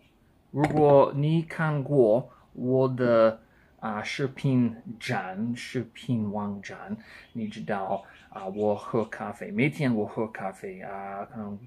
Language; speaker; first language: Chinese; non-native, learner; English